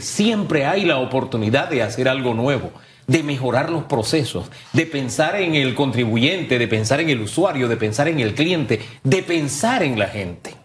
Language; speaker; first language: Spanish; native; Spanish